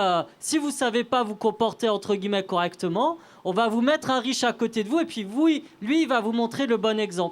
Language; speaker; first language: French; native; French